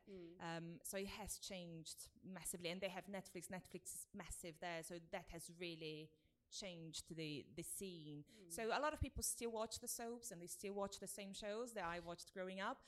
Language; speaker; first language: English; non-native, fluent; Portuguese